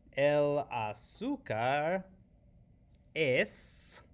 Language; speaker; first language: Spanish; non-native, fluent; English